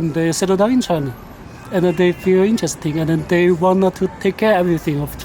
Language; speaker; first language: English; non-native, learner; Chinese